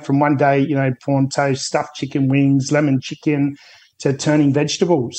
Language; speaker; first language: English; native; English